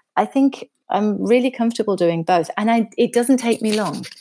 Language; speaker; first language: English; native; English